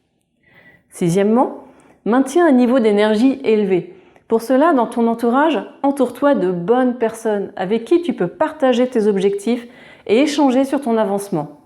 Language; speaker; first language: French; native; French